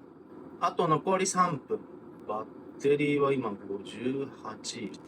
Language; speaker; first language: Japanese; native; Japanese